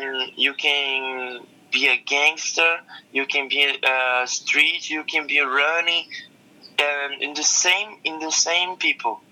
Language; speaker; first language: English; non-native, learner; Portuguese